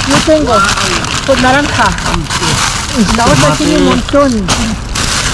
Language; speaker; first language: Spanish; non-native, learner; Arabic